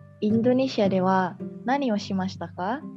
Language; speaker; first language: Japanese; non-native, learner; Indonesian